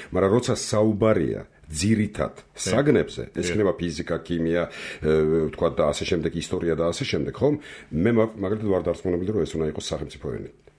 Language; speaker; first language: Georgian; non-native, local second language; Armenian